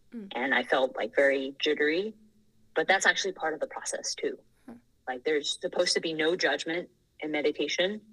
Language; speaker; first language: English; non-native, fluent; Thai